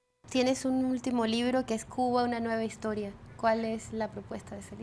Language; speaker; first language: Spanish; native; Spanish